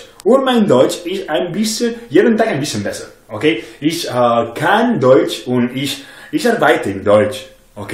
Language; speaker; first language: German; non-native, learner; English